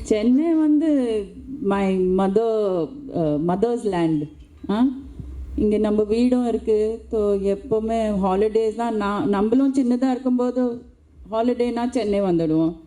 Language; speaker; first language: Tamil; non-native, local second language; Hindi